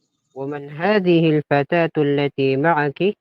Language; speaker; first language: Arabic; non-native, learner; Filipino